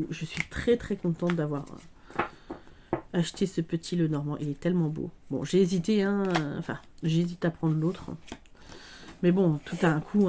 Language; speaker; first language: French; native; French